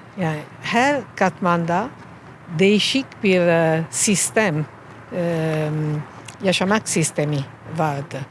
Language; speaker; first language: Turkish; non-native, fluent; Italian